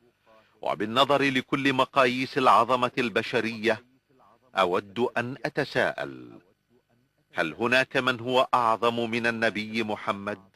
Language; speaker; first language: Arabic; native; Arabic